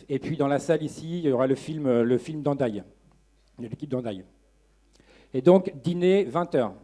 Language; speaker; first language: French; native; French